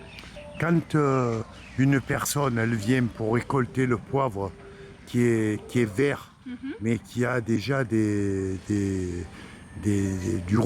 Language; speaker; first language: French; native; French